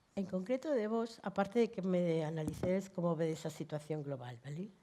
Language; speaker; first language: Spanish; native; Spanish